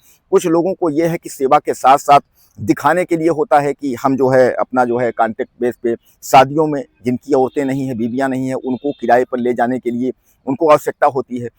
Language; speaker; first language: Hindi; native; Hindi